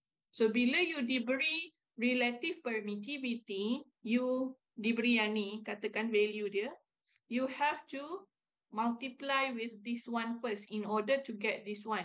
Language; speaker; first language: English; non-native, local second language; Malay